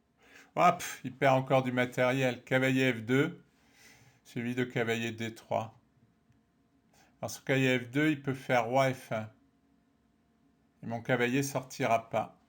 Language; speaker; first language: French; native; French